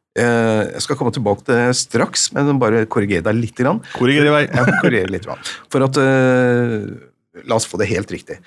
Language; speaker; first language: Norwegian; native; Norwegian